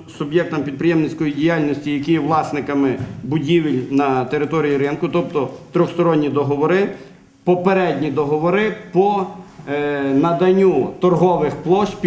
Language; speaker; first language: Ukrainian; native; Ukrainian